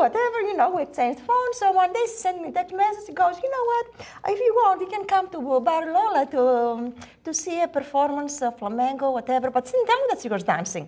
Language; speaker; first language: English; non-native, fluent; Greek